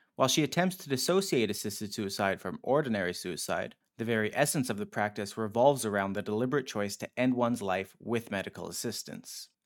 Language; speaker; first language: English; native; English